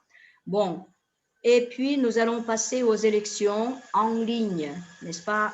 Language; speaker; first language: French; non-native, fluent; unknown